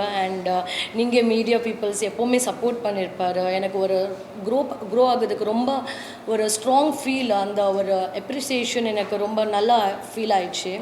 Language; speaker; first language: Tamil; non-native, learner; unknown